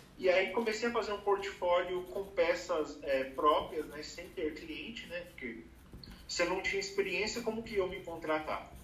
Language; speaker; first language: Portuguese; native; Portuguese